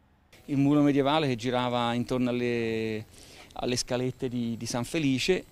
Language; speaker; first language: Italian; native; Italian